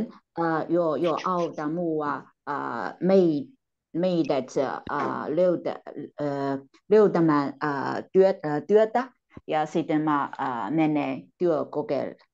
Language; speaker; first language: Finnish; non-native, learner; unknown